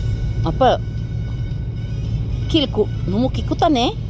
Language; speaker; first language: Korean; non-native, learner; Filipino